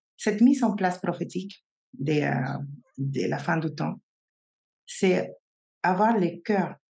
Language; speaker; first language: French; non-native, fluent; Spanish